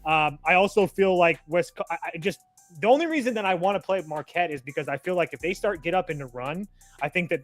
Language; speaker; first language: English; native; English